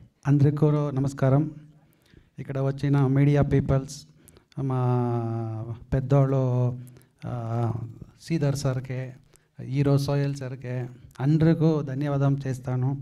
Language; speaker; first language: Telugu; non-native, learner; Kannada